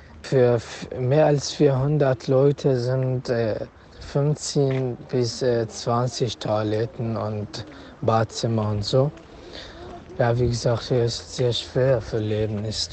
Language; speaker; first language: German; non-native, learner; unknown